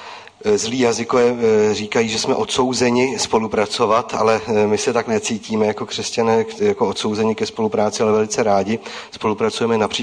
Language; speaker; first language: Czech; native; Czech